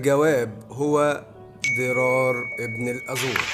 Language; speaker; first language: Arabic; native; Arabic